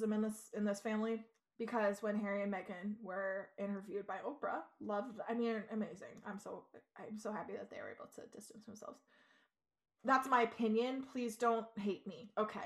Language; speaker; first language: English; native; English